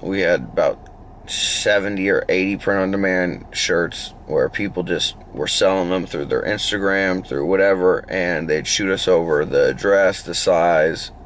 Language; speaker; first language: English; native; English